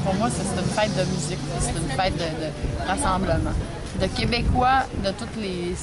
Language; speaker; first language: French; native; French